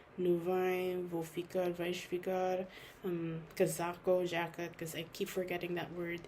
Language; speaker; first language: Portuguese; non-native, learner; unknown